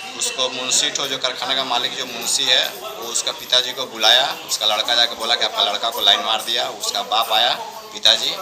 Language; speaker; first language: Hindi; native; Hindi